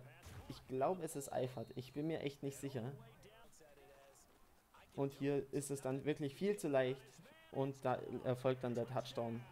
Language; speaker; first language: German; native; German